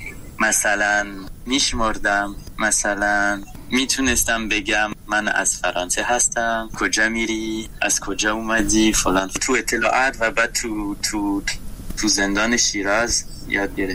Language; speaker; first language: Persian; non-native, learner; French